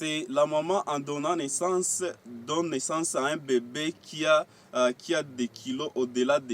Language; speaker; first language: French; non-native, local second language; Swahili